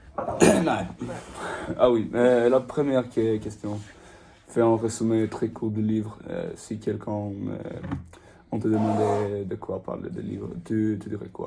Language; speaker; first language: French; non-native, learner; Swedish